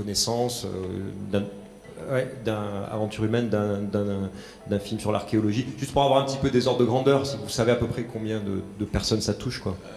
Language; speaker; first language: French; native; French